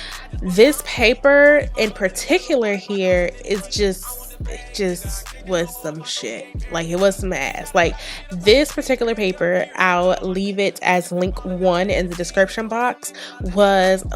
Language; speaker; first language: English; native; English